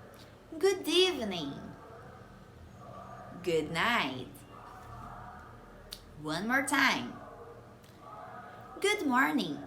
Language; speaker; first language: English; non-native, fluent; Portuguese